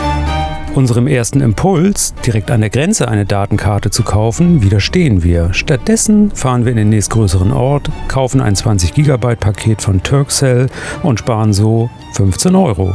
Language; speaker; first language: German; native; German